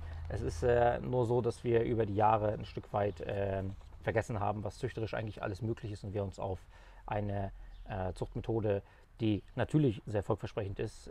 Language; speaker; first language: German; native; German